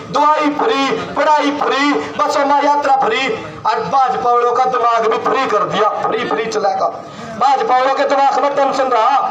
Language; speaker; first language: Hindi; native; Hindi